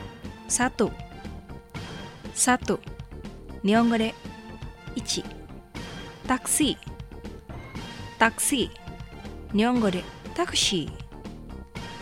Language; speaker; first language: Japanese; non-native, fluent; Indonesian